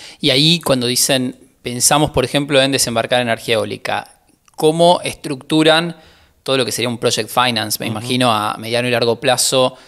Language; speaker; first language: Spanish; native; Spanish